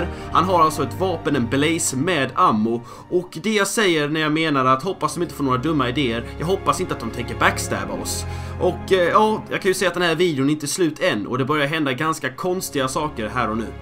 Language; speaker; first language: Swedish; native; Swedish